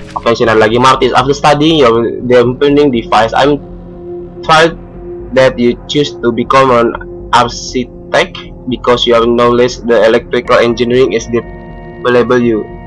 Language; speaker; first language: English; non-native, learner; Indonesian